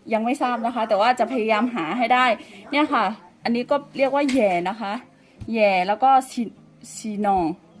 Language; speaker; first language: Thai; non-native, local second language; Akha